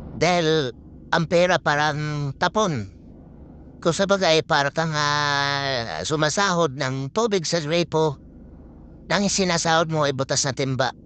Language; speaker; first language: Filipino; non-native, local second language; Masbatenyo